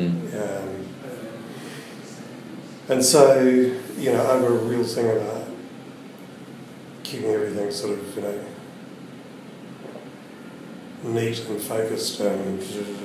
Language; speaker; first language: English; native; English